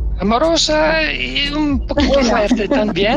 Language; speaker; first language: Spanish; non-native, learner; Danish